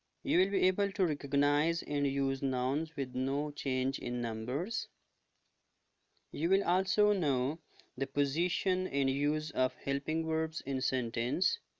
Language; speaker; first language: English; non-native, local second language; Urdu